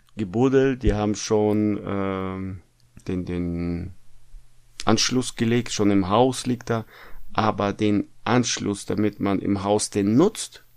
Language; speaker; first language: German; native; German